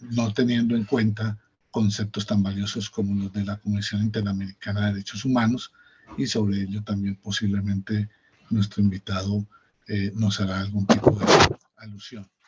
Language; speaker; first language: Spanish; native; Spanish